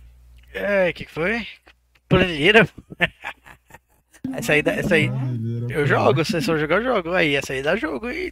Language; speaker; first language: Portuguese; native; Portuguese